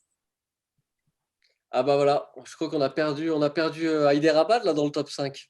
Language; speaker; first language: French; native; French